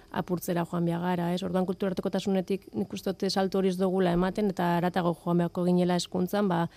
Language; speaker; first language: Basque; native; Basque